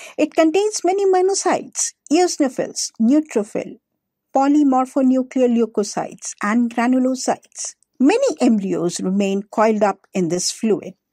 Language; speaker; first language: English; non-native, local second language; Hindi